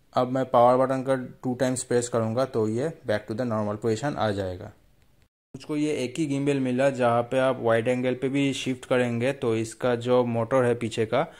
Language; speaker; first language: Hindi; native; Hindi